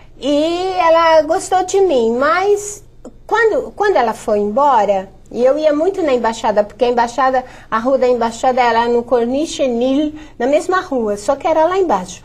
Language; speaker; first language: Portuguese; native; Portuguese